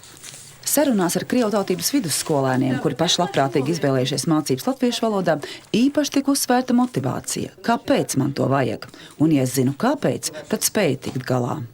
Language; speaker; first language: Latvian; native; Latvian